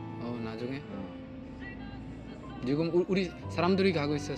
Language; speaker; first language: Korean; non-native, learner; Bangla